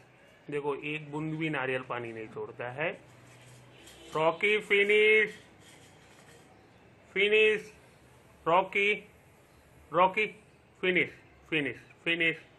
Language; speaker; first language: Hindi; native; Hindi